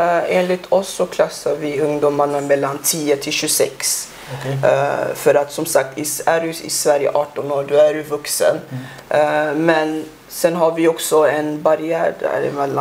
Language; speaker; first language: Swedish; early bilingual, other home language; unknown